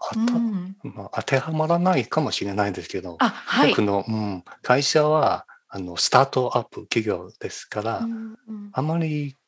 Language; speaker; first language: Japanese; non-native, fluent; Chinese